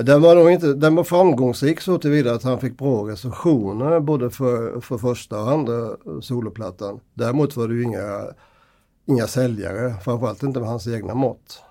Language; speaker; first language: Swedish; native; Swedish